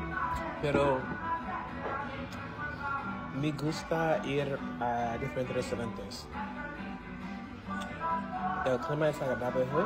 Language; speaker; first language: Spanish; non-native, learner; English